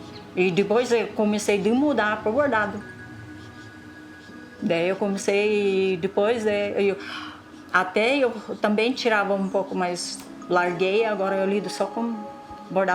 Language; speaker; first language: Portuguese; non-native, local second language; Russian